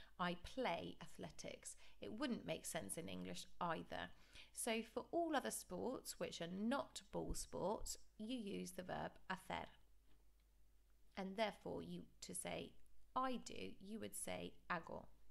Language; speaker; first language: English; native; English